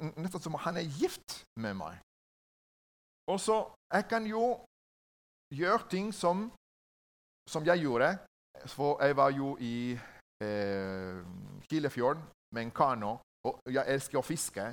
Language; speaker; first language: Norwegian; non-native, learner; Spanish